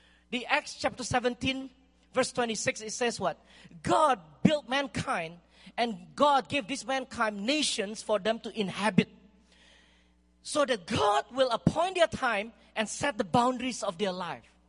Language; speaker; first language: English; non-native, fluent; Indonesian